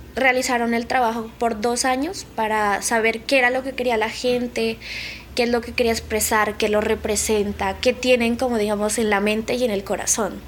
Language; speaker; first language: Spanish; native; Spanish